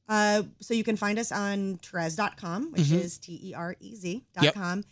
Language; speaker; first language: English; native; English